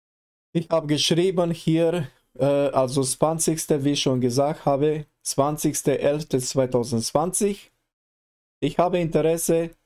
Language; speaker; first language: German; non-native, learner; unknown